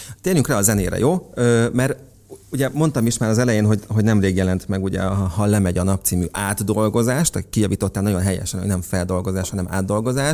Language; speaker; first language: Hungarian; native; Hungarian